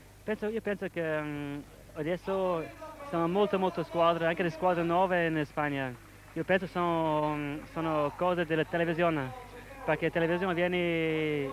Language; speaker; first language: Italian; non-native, learner; English